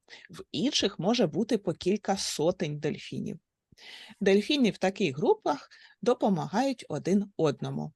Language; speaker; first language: Ukrainian; native; Ukrainian